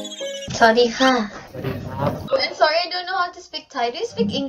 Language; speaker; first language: English; non-native, learner; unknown